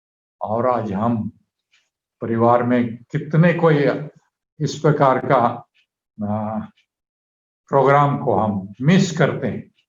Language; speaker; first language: Hindi; native; Hindi